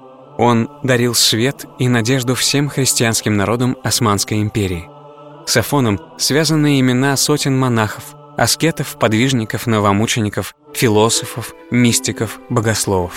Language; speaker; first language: Russian; native; Russian